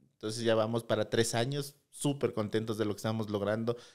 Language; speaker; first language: Spanish; native; Spanish